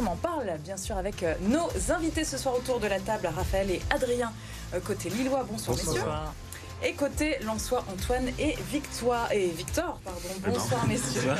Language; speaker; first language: French; native; French